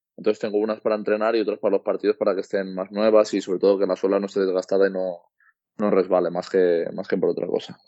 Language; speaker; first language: Spanish; native; Spanish